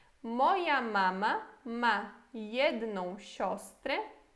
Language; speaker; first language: Polish; non-native, fluent; Portuguese